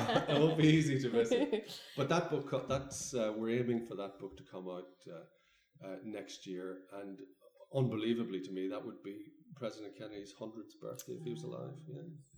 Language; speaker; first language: English; native; English